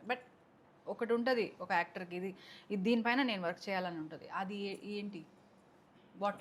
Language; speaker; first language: Telugu; non-native, local second language; Kannada